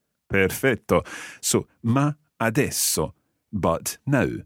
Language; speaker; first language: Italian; non-native, fluent; English